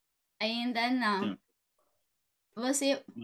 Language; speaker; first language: Portuguese; non-native, fluent; Chinese